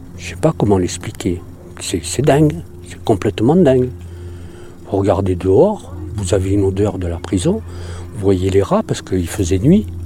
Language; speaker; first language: French; native; French